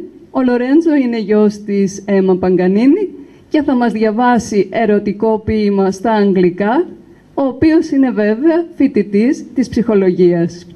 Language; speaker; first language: Greek; native; Greek